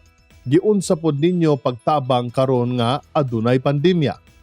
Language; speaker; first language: Cebuano; native; Cebuano